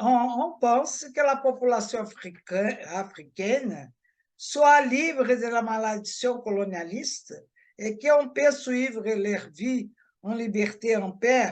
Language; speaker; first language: French; non-native, learner; Portuguese